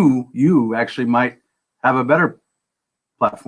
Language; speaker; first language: English; native; English